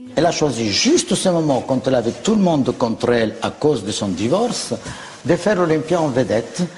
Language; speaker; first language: French; native; French